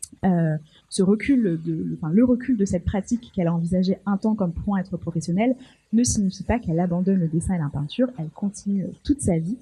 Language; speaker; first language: French; native; French